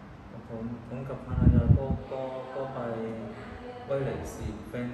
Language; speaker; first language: Thai; non-native, learner; Cantonese